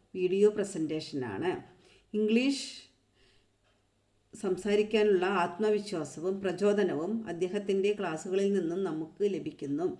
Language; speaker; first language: Malayalam; native; Malayalam